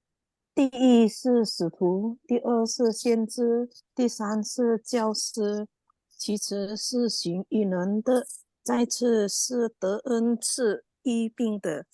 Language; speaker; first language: Chinese; non-native, learner; Indonesian